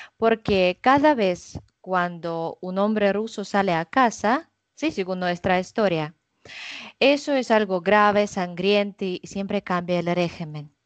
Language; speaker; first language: Spanish; non-native, fluent; Russian